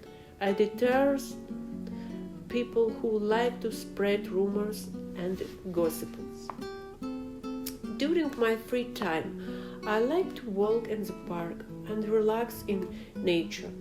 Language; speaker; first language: English; non-native, learner; Russian